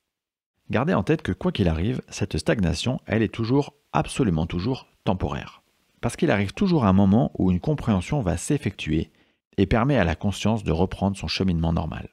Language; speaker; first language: French; native; French